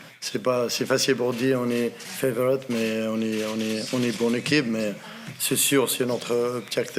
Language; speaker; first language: French; non-native, learner; Arabic